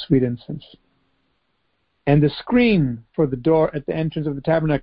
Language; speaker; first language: English; native; English